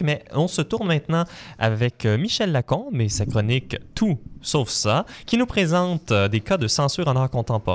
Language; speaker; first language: French; native; French